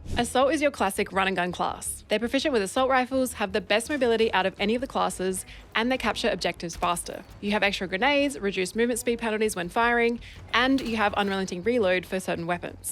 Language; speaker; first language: English; native; English